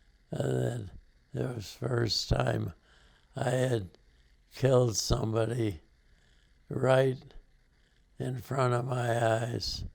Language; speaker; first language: English; native; English